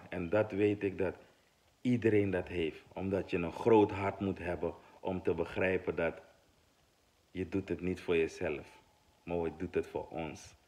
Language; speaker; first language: Dutch; native; Dutch